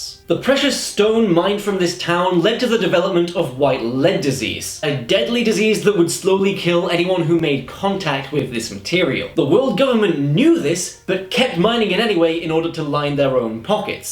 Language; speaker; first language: English; native; English